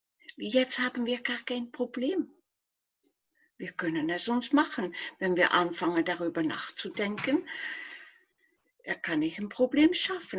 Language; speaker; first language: German; non-native, fluent; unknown